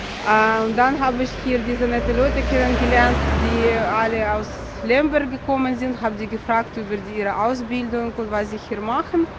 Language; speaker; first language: German; non-native, fluent; Ukrainian